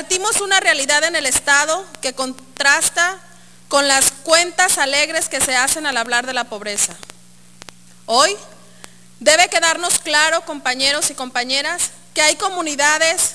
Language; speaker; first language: Spanish; native; Spanish